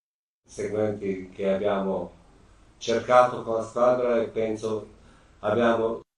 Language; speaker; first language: Italian; non-native, fluent; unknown